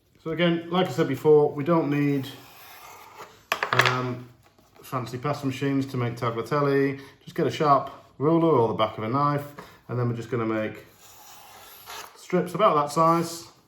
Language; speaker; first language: English; native; English